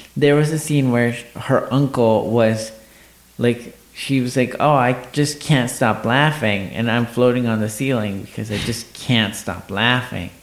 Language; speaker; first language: English; non-native, fluent; Spanish